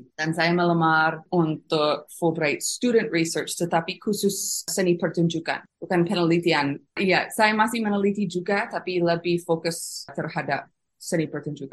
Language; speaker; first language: Indonesian; non-native, fluent; English